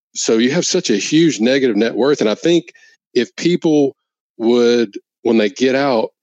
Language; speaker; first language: English; native; English